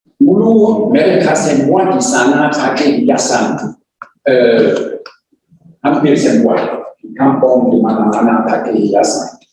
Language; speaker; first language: Indonesian; non-native, learner; German